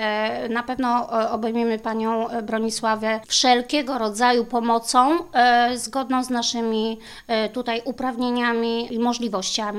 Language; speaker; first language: Polish; native; Polish